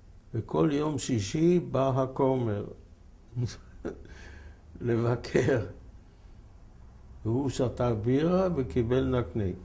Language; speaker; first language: Hebrew; non-native, fluent; German